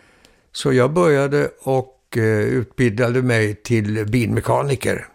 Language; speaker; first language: Swedish; early bilingual, heritage; Swedish